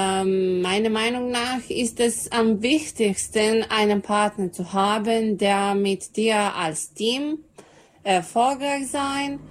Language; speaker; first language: German; non-native, learner; Serbian